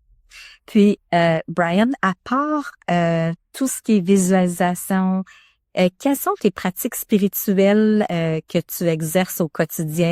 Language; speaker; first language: French; native; French